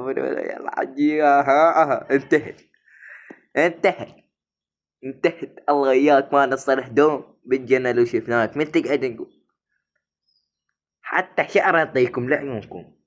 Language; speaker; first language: Arabic; native; Arabic